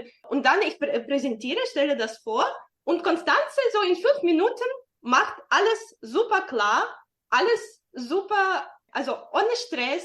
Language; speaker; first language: German; non-native, fluent; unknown